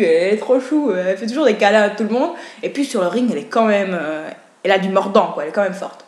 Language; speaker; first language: French; native; French